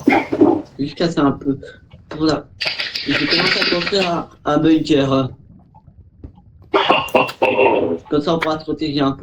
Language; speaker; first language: French; native; French